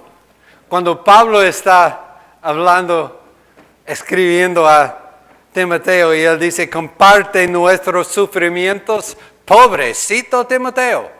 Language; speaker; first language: Spanish; non-native, fluent; English